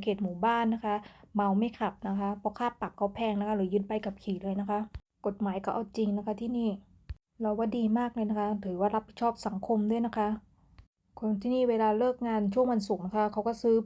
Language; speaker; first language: Thai; native; Thai